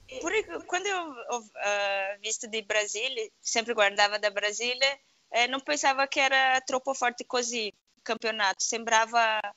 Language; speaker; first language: Italian; non-native, learner; Portuguese